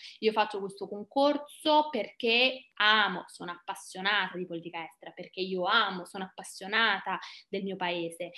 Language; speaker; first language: Italian; native; Italian